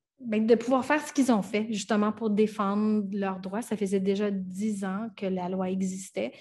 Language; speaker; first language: French; non-native, local second language; English